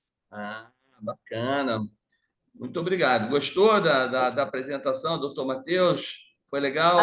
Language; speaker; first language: Portuguese; native; Portuguese